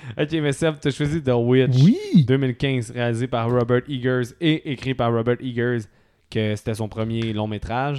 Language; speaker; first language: French; native; French